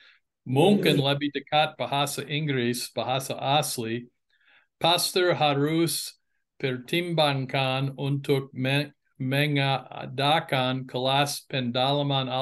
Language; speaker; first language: Indonesian; non-native, fluent; English